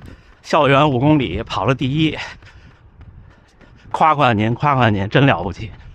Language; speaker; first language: Chinese; native; Chinese